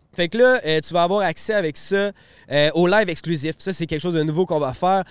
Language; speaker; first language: French; native; French